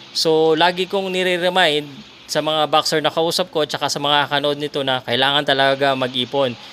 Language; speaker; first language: Filipino; native; Filipino